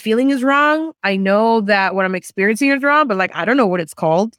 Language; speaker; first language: English; native; English